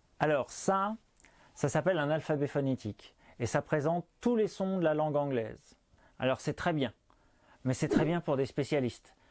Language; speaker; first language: French; native; French